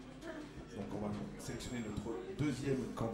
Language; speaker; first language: French; native; French